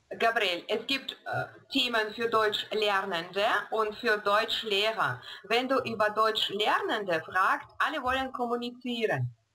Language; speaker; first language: German; non-native, fluent; Russian